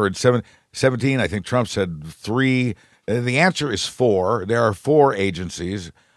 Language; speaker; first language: English; native; English